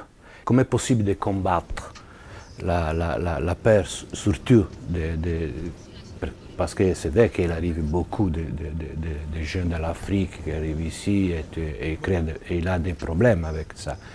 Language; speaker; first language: French; non-native, learner; Italian